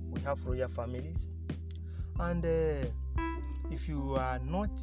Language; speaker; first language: English; non-native, local second language; Yoruba